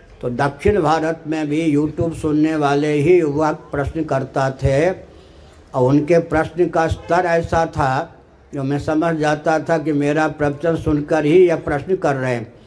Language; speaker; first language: Hindi; non-native, local second language; Maithili